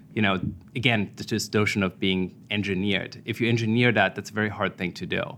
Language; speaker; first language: English; non-native, fluent; German